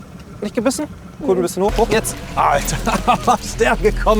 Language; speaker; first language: German; native; German